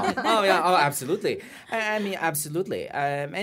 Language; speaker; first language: English; native; English